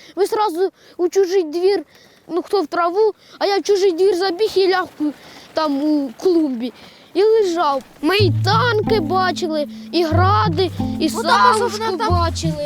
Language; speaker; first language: Ukrainian; native; Ukrainian